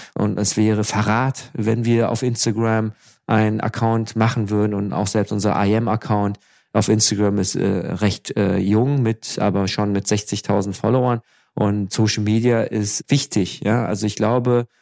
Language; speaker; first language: German; native; German